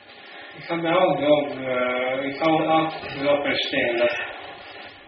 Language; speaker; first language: German; non-native, learner; Slovenian